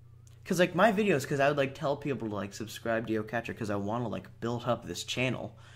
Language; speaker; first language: English; native; English